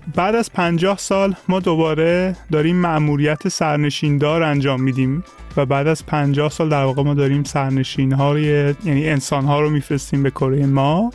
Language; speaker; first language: Persian; native; Persian